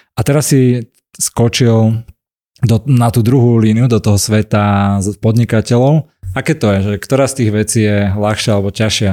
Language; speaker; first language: Slovak; native; Slovak